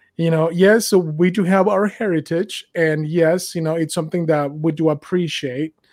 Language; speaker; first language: English; non-native, fluent; Spanish